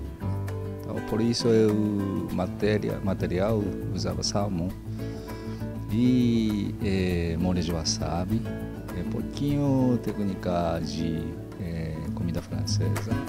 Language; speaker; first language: Portuguese; non-native, learner; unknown